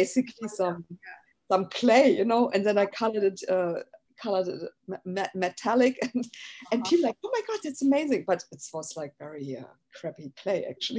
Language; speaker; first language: English; non-native, fluent; German